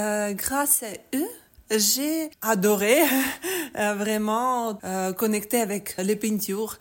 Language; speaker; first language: French; non-native, learner; Ukrainian